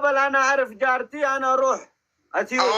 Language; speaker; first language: Arabic; non-native, learner; Oromo